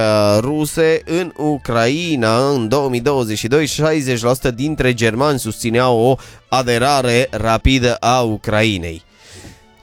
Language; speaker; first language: Romanian; native; Romanian